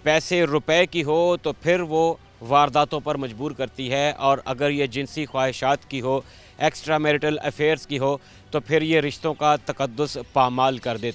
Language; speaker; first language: Hindi; non-native, local second language; Punjabi